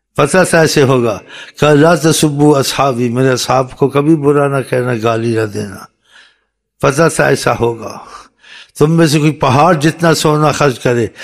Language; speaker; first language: Urdu; native; Urdu